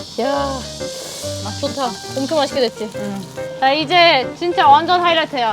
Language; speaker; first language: Korean; non-native, fluent; German